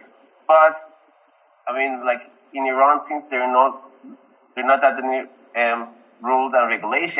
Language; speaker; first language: English; non-native, fluent; Persian